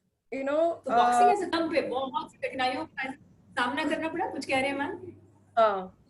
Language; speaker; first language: Hindi; native; Hindi